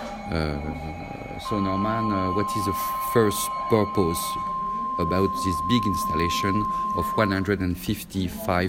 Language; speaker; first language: English; non-native, learner; French